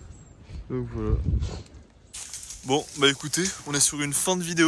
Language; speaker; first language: French; native; French